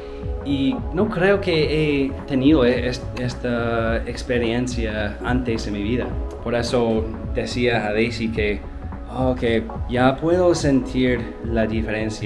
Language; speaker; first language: Spanish; non-native, learner; English